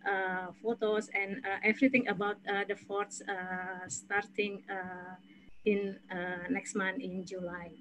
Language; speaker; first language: English; non-native, fluent; Indonesian